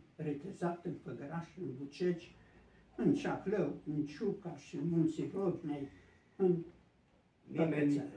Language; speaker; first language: Romanian; native; Romanian